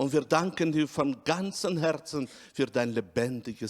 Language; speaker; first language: German; non-native, fluent; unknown